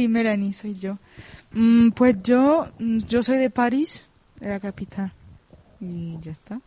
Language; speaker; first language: Spanish; non-native, fluent; French